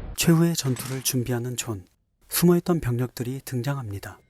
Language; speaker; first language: Korean; native; Korean